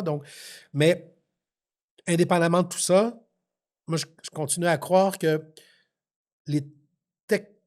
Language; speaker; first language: French; native; French